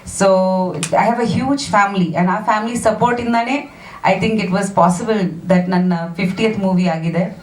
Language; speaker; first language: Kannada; non-native, fluent; Bangla